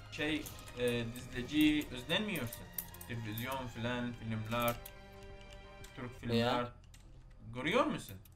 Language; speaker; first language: Turkish; non-native, learner; Arabic